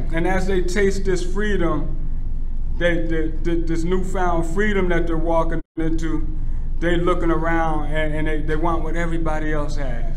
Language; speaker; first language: English; native; English